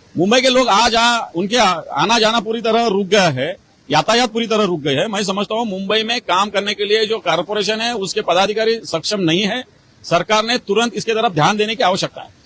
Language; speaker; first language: Hindi; non-native, local second language; Marathi